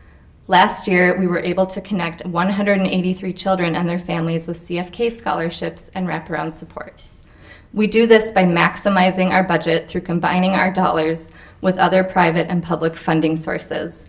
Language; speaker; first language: English; native; English